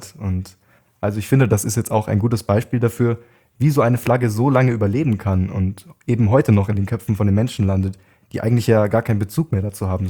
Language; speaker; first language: German; native; German